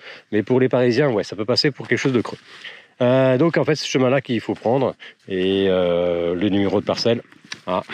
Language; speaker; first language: French; native; French